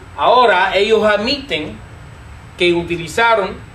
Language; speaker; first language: Spanish; non-native, fluent; English